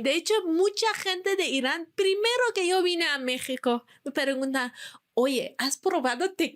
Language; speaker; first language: Spanish; non-native, fluent; Persian